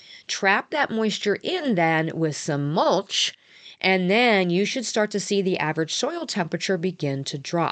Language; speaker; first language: English; native; English